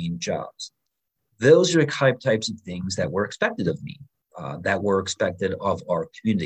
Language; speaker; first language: English; native; English